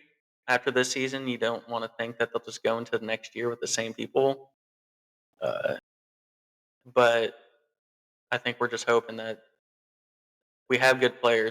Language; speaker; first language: English; native; English